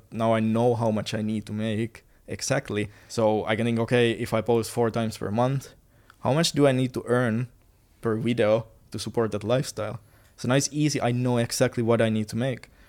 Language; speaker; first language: English; non-native, fluent; Finnish